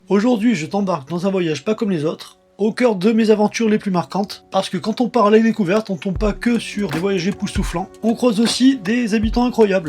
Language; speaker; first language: French; native; French